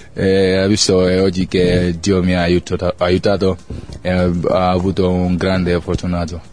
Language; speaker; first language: Italian; non-native, learner; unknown